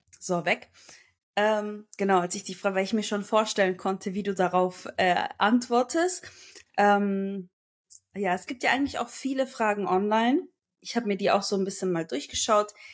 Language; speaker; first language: German; early bilingual, other home language; Turkish